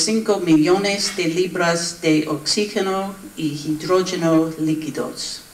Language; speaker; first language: Spanish; non-native, learner; English